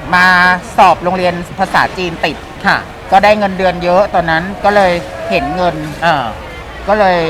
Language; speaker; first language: Thai; native; Thai